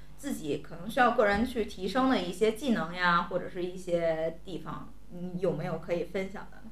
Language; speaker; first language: Chinese; native; Chinese